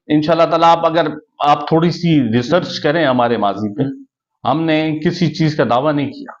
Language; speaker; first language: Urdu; non-native, local second language; Punjabi